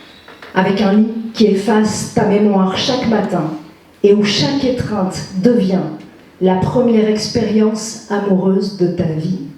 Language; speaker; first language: French; native; French